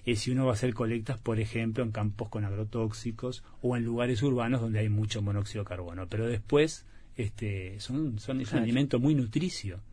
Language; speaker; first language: Spanish; native; Spanish